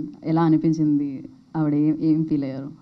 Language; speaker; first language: Telugu; native; Telugu